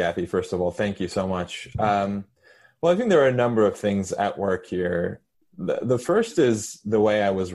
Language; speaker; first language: English; non-native, fluent; Turkish